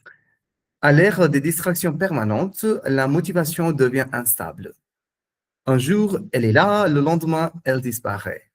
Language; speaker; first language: French; non-native, fluent; Hindi